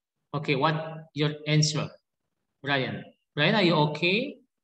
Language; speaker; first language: English; non-native, learner; Indonesian